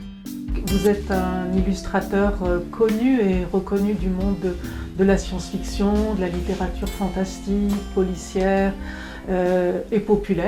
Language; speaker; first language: French; native; French